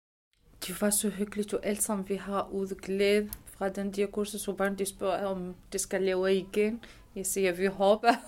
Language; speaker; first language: Danish; non-native, learner; Arabic